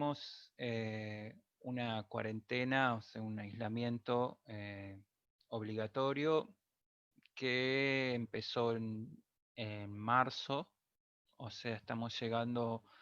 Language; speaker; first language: Spanish; native; Spanish